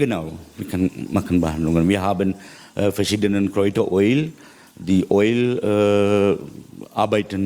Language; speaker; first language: German; non-native, learner; Sinhala